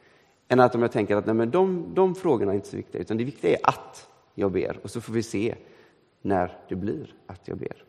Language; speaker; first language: Swedish; native; Swedish